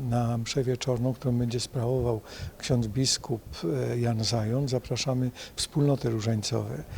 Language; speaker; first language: Polish; native; Polish